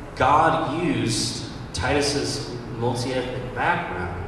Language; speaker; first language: English; native; English